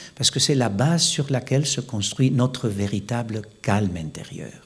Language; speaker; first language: French; non-native, fluent; Spanish